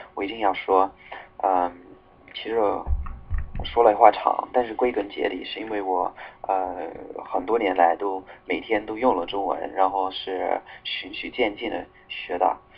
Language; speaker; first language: Chinese; non-native, fluent; English